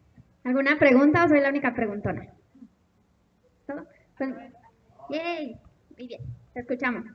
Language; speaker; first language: Spanish; native; Spanish